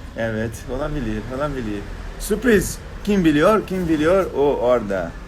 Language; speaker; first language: Turkish; non-native, learner; Portuguese